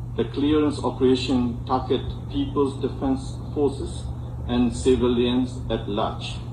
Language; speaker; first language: English; non-native, fluent; Burmese